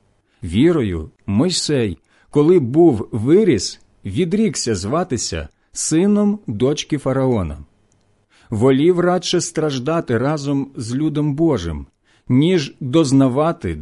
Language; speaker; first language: Ukrainian; native; Ukrainian